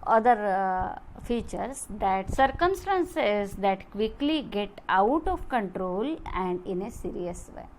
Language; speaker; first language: English; non-native, local second language; Marathi